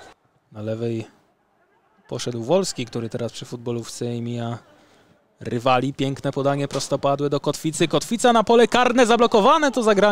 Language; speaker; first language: Polish; native; Polish